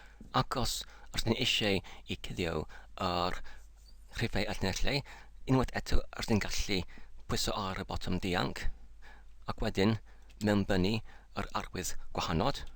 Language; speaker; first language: Welsh; non-native, learner; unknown